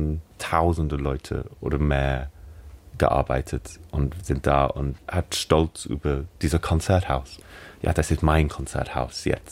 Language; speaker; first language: German; non-native, learner; English